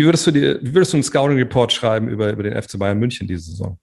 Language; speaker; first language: German; native; German